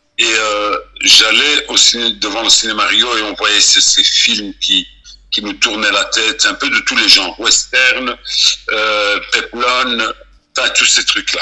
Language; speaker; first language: French; early bilingual, other home language; Arabic